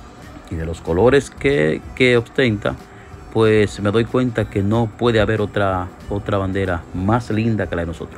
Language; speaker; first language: Spanish; native; Spanish